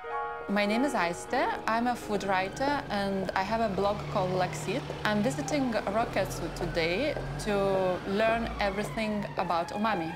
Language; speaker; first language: English; non-native, fluent; Lithuanian